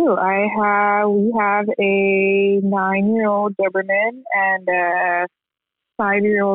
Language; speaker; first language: English; non-native, local second language; Filipino